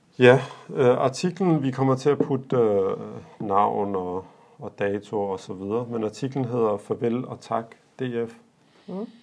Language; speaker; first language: Danish; early bilingual, other home language; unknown